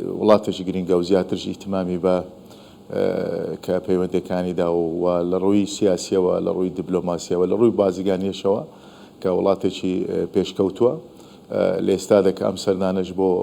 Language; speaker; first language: Central Kurdish; non-native, local second language; Turkish